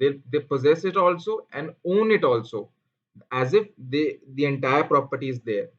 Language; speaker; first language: English; non-native, local second language; Hindi